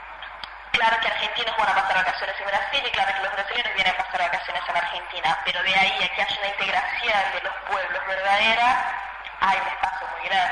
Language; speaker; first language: Spanish; non-native, fluent; Portuguese